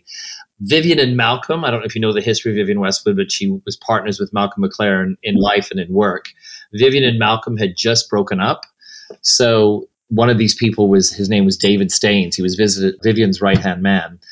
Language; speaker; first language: English; native; English